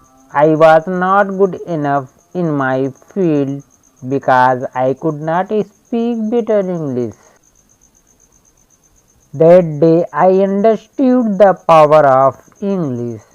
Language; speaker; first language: English; non-native, learner; Hindi